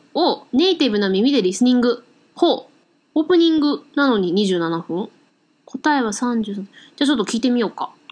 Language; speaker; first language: Japanese; native; Japanese